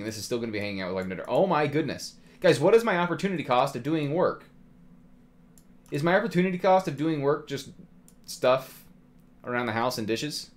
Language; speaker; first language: English; native; English